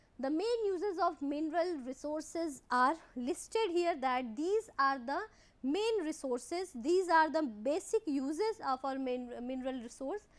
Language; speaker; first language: English; non-native, local second language; Hindi